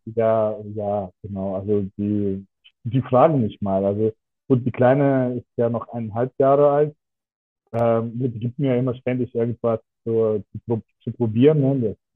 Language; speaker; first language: German; non-native, fluent; Russian